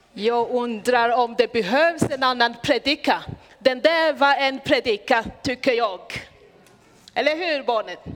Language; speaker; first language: Swedish; non-native, fluent; Rundi